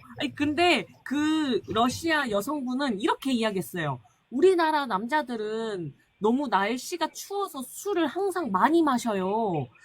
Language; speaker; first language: Korean; native; Korean